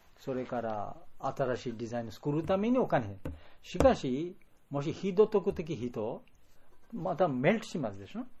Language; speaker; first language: Japanese; non-native, learner; Bangla